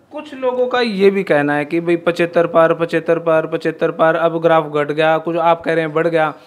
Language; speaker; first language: Hindi; native; Hindi